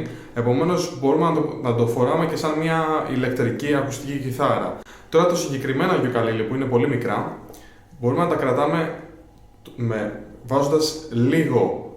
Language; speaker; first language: Greek; native; Greek